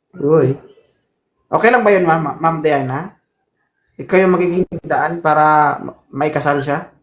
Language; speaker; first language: Filipino; native; Filipino